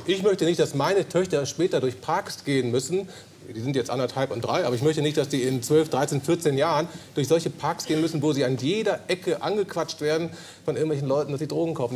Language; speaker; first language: German; native; German